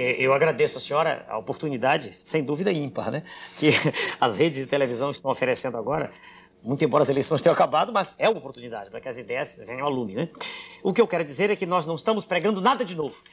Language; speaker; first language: Portuguese; native; Portuguese